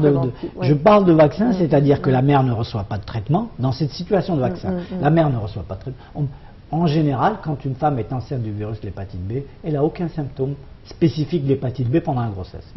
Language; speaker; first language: French; non-native, local second language; Arabic